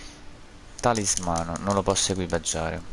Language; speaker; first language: Italian; native; Italian